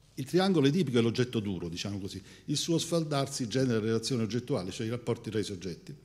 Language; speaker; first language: Italian; native; Italian